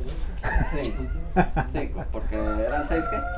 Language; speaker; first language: Spanish; native; Spanish